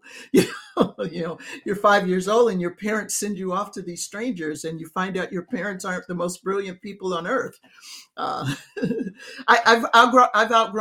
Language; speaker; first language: English; native; English